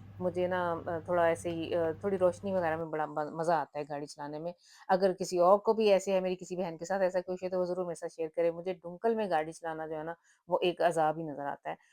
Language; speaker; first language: Urdu; non-native, local second language; Punjabi